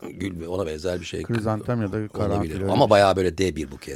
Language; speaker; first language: Turkish; native; Turkish